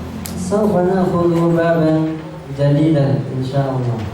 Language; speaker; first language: Arabic; non-native, fluent; Indonesian